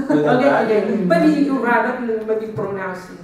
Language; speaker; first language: English; non-native, learner; Vietnamese